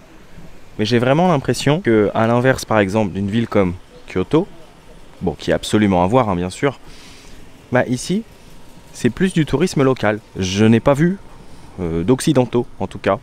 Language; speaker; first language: French; native; French